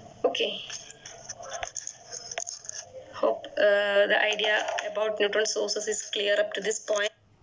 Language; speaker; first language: English; non-native, local second language; Malayalam